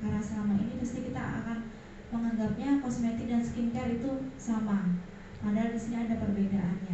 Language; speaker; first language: Indonesian; native; Indonesian